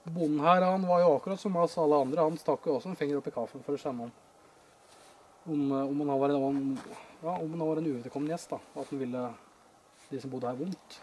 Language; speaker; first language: Norwegian; native; Norwegian